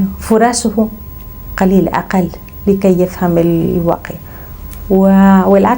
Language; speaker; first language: Arabic; non-native, fluent; Spanish